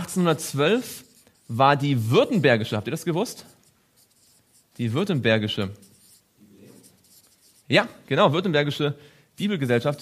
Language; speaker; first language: German; native; German